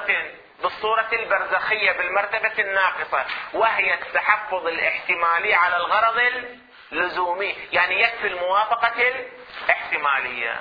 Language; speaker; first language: Arabic; native; Arabic